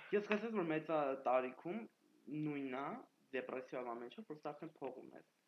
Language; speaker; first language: Armenian; native; Armenian